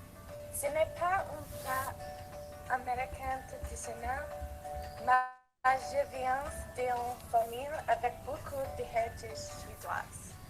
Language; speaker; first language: French; non-native, learner; English